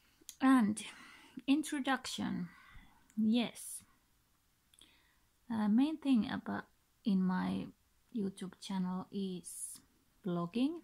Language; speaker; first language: English; non-native, learner; Finnish